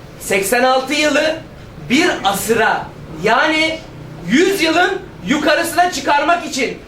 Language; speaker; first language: Turkish; native; Turkish